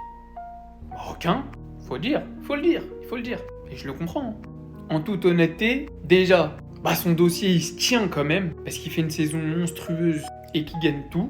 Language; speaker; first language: French; native; French